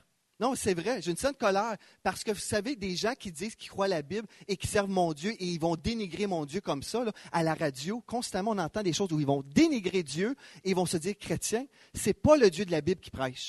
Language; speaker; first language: French; native; French